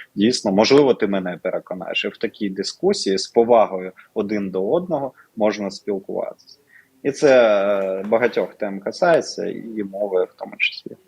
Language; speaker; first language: Ukrainian; non-native, local second language; Russian